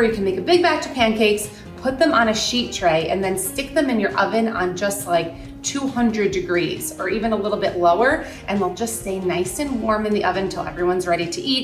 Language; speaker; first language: English; native; English